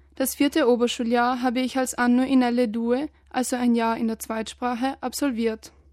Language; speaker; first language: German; native; German